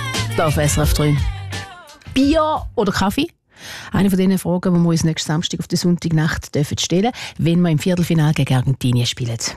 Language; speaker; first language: German; native; German